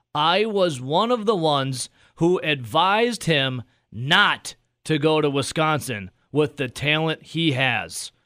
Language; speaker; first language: English; native; English